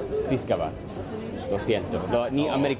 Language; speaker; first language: Spanish; non-native, learner; English